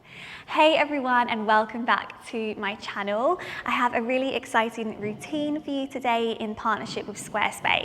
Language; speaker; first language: English; native; English